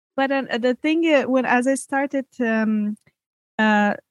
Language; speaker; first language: English; non-native, fluent; Serbian